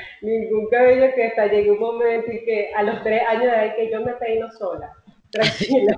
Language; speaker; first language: Spanish; native; Spanish